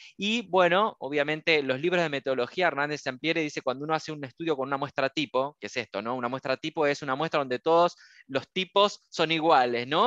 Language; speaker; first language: Spanish; native; Spanish